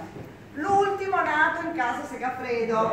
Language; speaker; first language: Italian; native; Italian